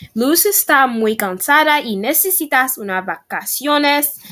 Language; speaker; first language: Spanish; non-native, learner; Haitian Creole